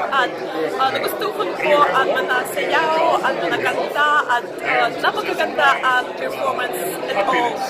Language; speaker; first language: Filipino; non-native, learner; Russian